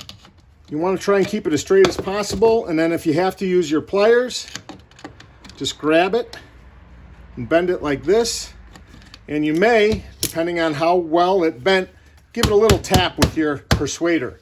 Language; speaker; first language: English; native; English